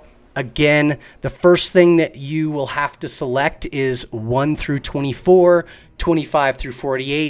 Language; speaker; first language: English; native; English